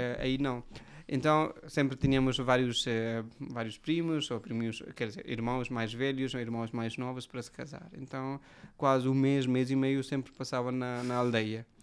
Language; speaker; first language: Portuguese; non-native, fluent; Hindi